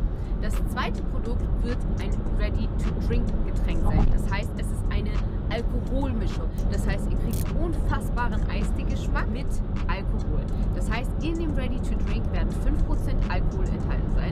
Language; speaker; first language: German; native; German